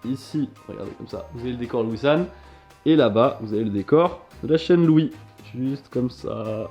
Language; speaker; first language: French; native; French